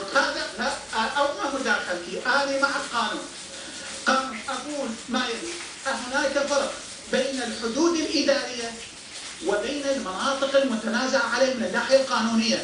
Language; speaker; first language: Arabic; non-native, local second language; Turkmen